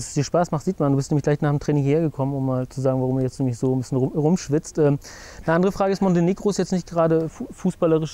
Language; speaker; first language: German; native; German